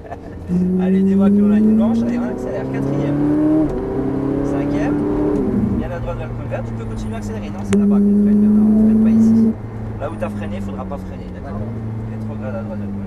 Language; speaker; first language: French; native; French